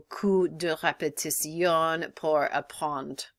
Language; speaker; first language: French; non-native, fluent; English